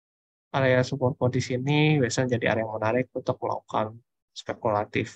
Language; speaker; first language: Indonesian; native; Indonesian